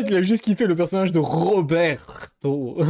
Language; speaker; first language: French; native; French